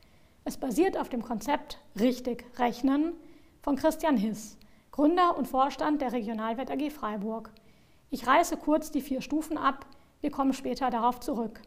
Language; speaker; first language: German; native; German